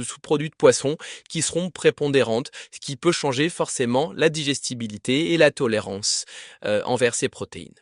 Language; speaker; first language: French; native; French